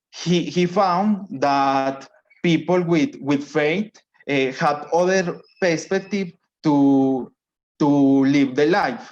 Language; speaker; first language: English; non-native, learner; Spanish